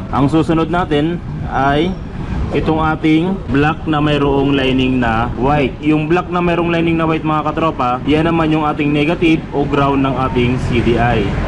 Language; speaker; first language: Filipino; non-native, local second language; Pangasinan